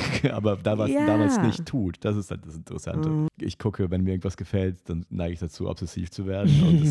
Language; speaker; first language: German; non-native, fluent; Russian